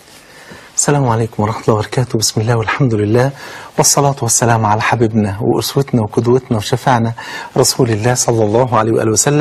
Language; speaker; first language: Arabic; native; Arabic